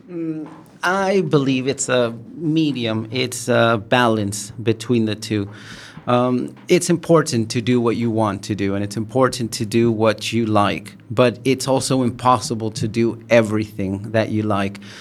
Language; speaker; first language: English; early bilingual, other home language; Spanish